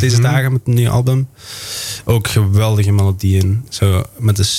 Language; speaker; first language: Dutch; non-native, local second language; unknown